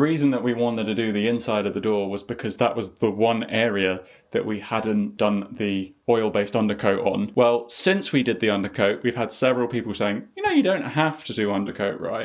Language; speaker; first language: English; native; English